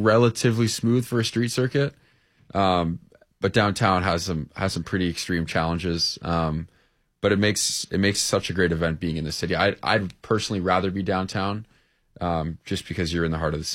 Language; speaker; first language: English; native; English